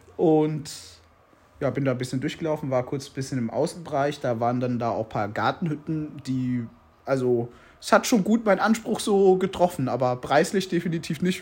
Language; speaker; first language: German; native; German